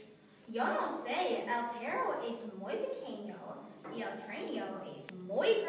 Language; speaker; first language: Spanish; non-native, learner; English